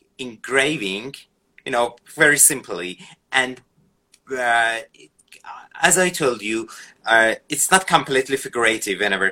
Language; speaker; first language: English; non-native, fluent; Persian